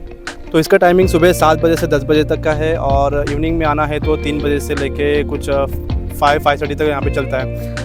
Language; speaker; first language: Hindi; native; Hindi